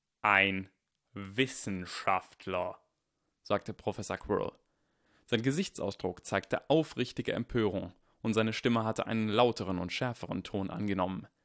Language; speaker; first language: German; native; German